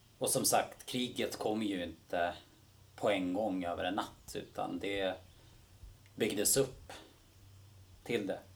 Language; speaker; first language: Swedish; early bilingual, other home language; Bosnian